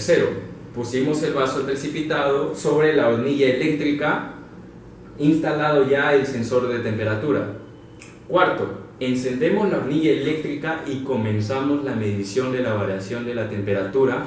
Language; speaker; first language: Spanish; native; Spanish